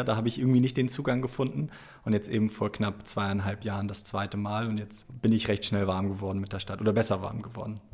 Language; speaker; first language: German; native; German